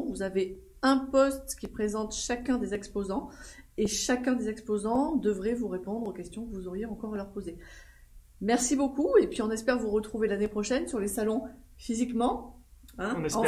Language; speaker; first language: French; native; French